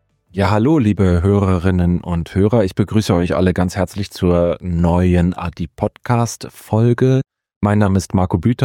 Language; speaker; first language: German; native; German